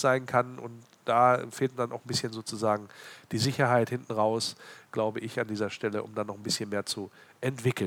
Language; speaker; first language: German; native; German